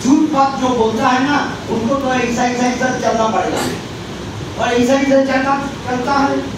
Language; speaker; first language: Hindi; non-native, local second language; Bangla